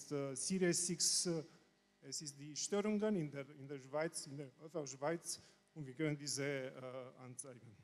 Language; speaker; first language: German; non-native, learner; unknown